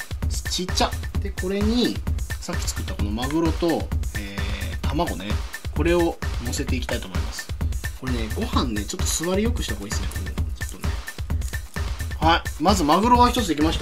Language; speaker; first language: Japanese; native; Japanese